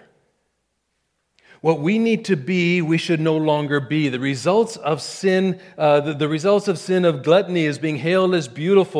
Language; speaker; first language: English; native; English